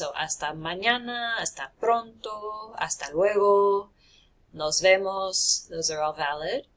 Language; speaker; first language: Spanish; non-native, fluent; English